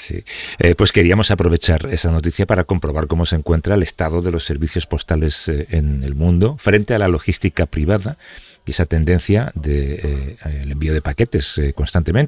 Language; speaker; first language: Spanish; native; Spanish